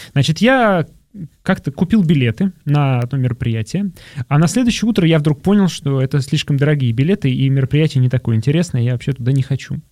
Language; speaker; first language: Russian; native; Russian